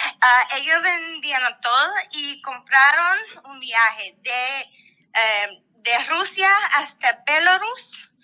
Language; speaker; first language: Spanish; non-native, fluent; Russian